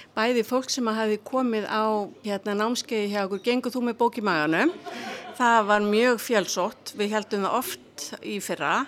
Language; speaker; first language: Icelandic; native; Icelandic